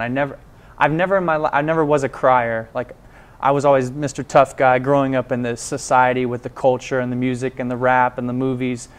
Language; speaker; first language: English; native; English